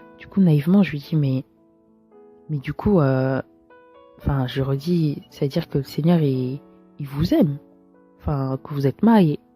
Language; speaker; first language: French; native; French